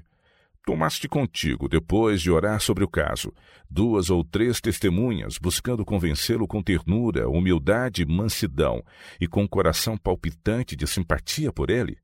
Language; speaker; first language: Portuguese; native; Portuguese